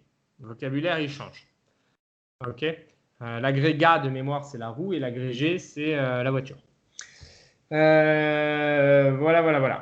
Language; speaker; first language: French; native; French